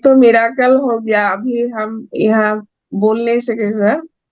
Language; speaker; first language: Hindi; non-native, local second language; Kannada